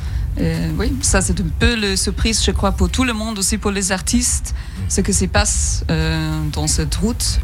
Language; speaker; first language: French; non-native, fluent; German